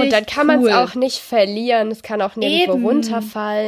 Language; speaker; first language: German; native; German